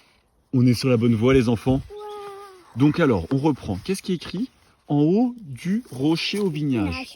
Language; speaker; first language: French; native; French